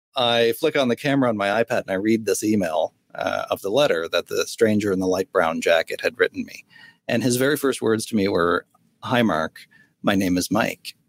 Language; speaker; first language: English; native; English